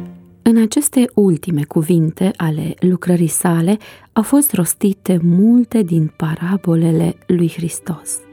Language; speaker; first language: Romanian; native; Romanian